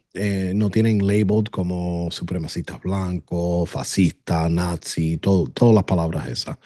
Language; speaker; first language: Spanish; early bilingual, other home language; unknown